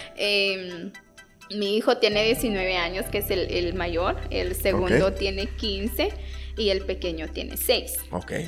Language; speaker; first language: Spanish; non-native, local second language; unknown